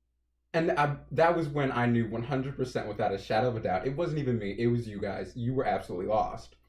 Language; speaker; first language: English; native; English